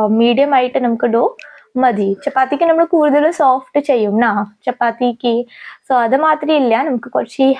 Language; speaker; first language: Malayalam; non-native, local second language; Hindi